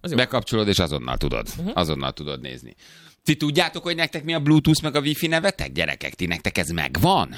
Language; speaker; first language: Hungarian; native; Hungarian